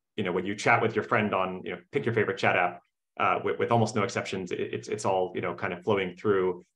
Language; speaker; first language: English; native; English